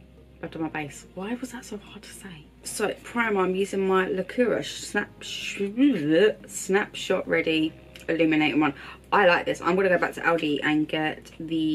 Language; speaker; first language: English; native; English